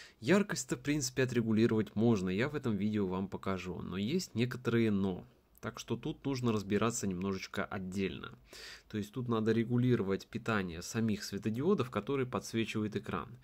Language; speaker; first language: Russian; native; Russian